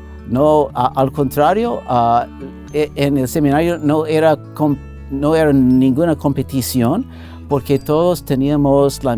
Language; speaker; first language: Spanish; non-native, fluent; English